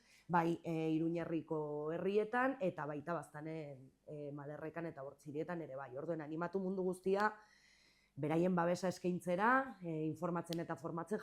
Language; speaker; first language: Basque; native; Basque